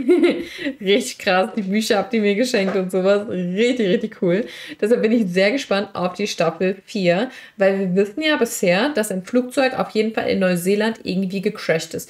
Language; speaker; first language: German; native; German